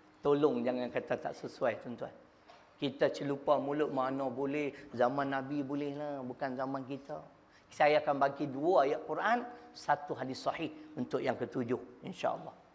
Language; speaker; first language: Malay; native; Malay